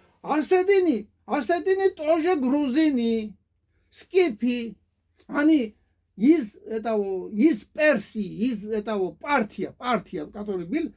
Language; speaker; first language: Russian; non-native, fluent; Georgian